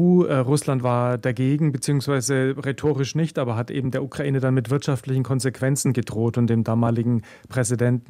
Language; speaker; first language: German; native; German